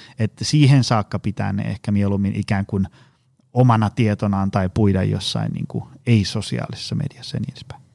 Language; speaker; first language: Finnish; native; Finnish